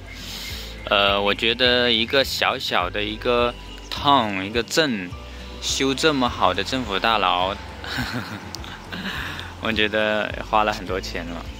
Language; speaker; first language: Chinese; native; Chinese